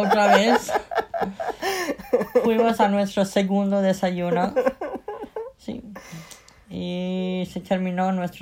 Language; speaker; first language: Spanish; non-native, fluent; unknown